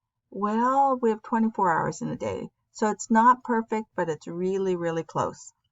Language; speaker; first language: English; native; English